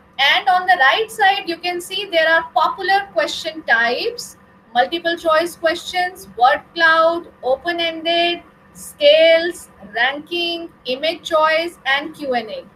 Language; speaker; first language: English; non-native, local second language; Hindi